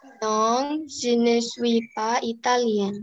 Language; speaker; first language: French; non-native, learner; Indonesian